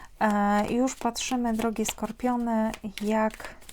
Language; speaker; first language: Polish; native; Polish